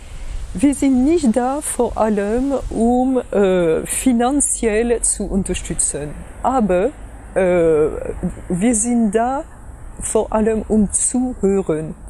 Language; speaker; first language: German; non-native, fluent; French